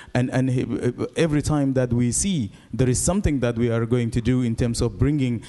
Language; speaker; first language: English; non-native, fluent; Arabic